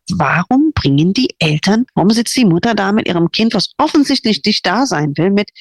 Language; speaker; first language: German; non-native, fluent; English